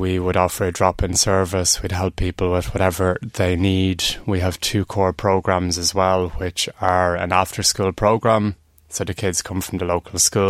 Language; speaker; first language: English; native; English